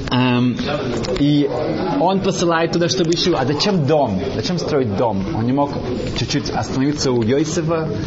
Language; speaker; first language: Russian; early bilingual, heritage; Russian